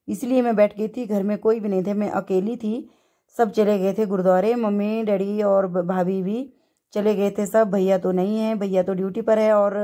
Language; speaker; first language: Hindi; native; Hindi